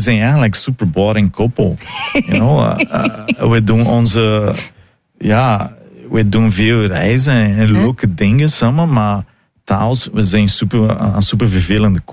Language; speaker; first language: Dutch; non-native, learner; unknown